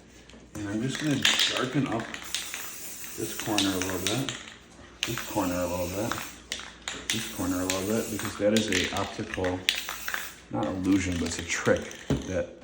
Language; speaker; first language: English; native; English